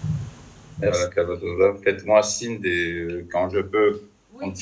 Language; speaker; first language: French; non-native, fluent; Georgian